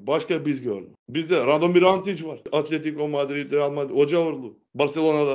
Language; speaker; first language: Turkish; non-native, learner; Macedonian